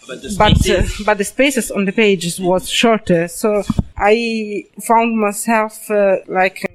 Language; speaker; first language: English; non-native, learner; Italian